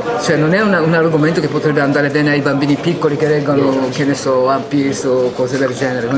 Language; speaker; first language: Italian; non-native, fluent; Japanese